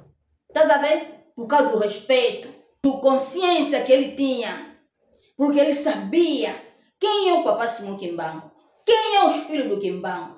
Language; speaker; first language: Portuguese; non-native, fluent; Lingala